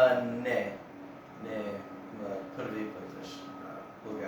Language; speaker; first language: Bulgarian; non-native, learner; English